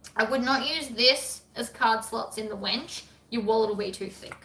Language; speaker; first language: English; native; English